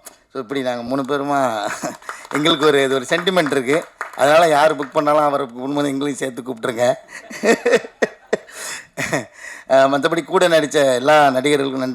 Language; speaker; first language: Tamil; native; Tamil